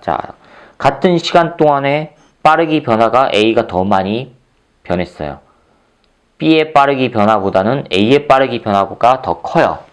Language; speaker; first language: Korean; native; Korean